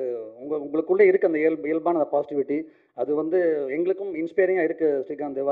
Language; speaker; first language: Tamil; native; Tamil